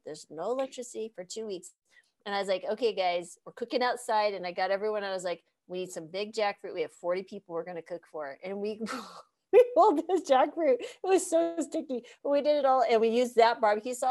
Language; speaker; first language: English; native; English